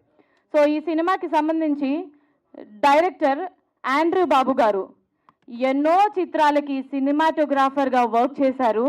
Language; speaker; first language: Telugu; native; Telugu